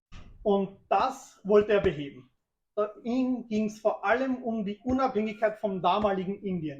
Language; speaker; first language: German; early bilingual, other home language; Urdu